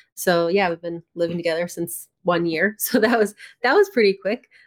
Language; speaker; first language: English; native; English